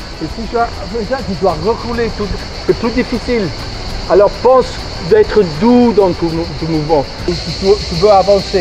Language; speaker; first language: French; non-native, fluent; English